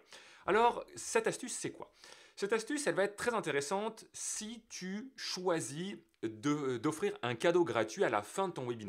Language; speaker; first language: French; native; French